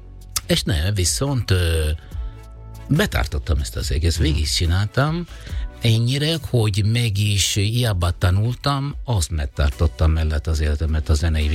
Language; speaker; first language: Hungarian; non-native, fluent; Italian